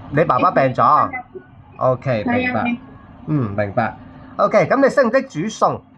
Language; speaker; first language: Cantonese; native; Cantonese